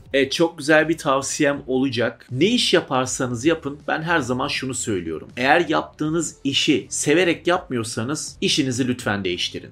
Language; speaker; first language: Turkish; early bilingual, heritage; Turkish